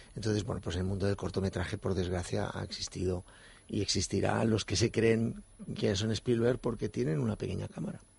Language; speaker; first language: Spanish; native; Spanish